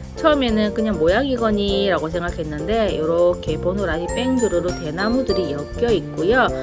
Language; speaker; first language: Korean; native; Korean